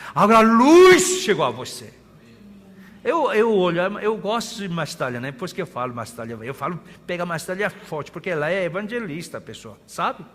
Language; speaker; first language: Portuguese; non-native, fluent; Korean